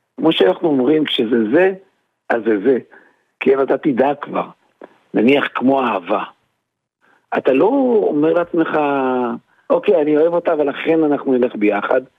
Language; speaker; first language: Hebrew; native; Hebrew